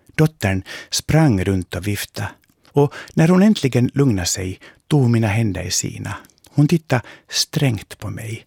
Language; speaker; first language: Swedish; native; Swedish